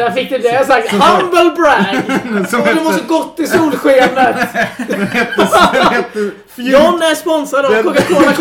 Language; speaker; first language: Swedish; native; Swedish